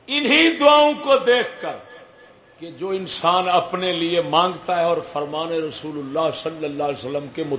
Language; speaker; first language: Urdu; native; Urdu